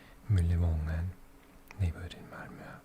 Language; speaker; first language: Swedish; non-native, learner; English